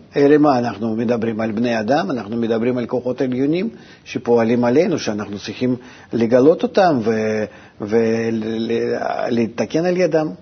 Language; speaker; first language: Hebrew; non-native, fluent; Russian